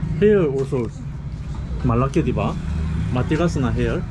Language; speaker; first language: Filipino; non-native, learner; Korean